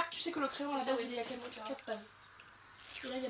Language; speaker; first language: French; native; French